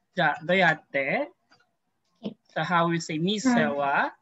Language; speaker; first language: Japanese; non-native, fluent; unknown